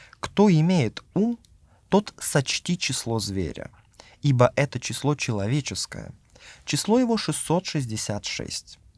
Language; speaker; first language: Russian; native; Russian